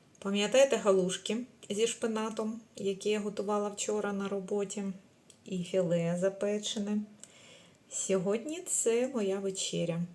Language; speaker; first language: Ukrainian; native; Ukrainian